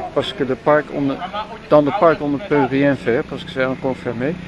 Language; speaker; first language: French; non-native, learner; Dutch